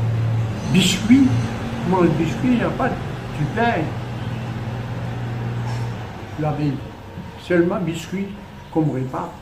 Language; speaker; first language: French; non-native, learner; Morisyen